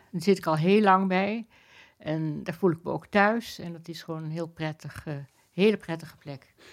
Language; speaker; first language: Dutch; native; Dutch